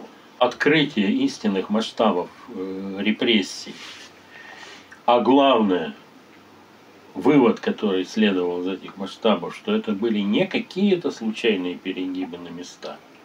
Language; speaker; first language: Russian; native; Russian